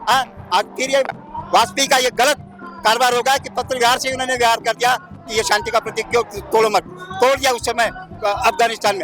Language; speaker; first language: Hindi; native; Hindi